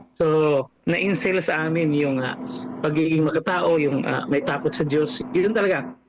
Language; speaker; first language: Filipino; non-native, local second language; Cebuano